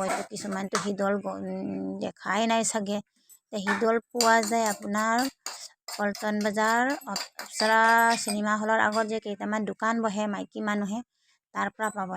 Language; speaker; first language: Assamese; non-native, local second language; Manipuri